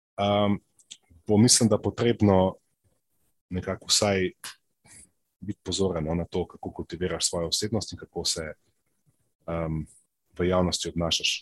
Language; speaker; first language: Slovenian; non-native, local second language; Serbian